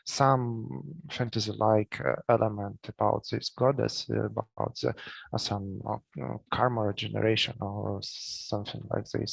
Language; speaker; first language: English; non-native, learner; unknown